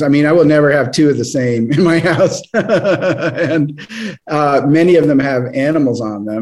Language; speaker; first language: English; native; English